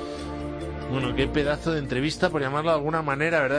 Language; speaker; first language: Spanish; native; Spanish